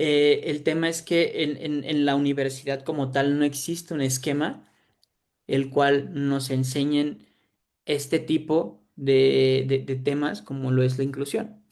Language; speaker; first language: Spanish; native; Spanish